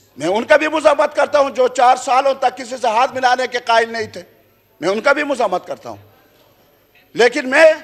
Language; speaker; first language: Urdu; non-native, local second language; Khowar